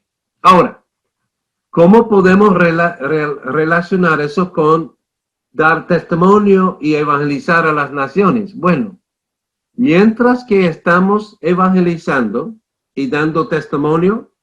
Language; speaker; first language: Spanish; non-native, fluent; English